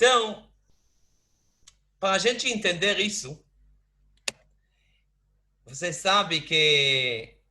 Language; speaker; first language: Portuguese; non-native, fluent; Hebrew